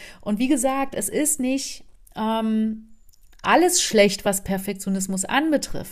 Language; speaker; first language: German; native; German